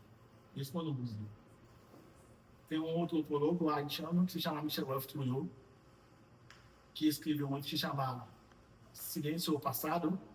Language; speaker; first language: Portuguese; non-native, fluent; Haitian Creole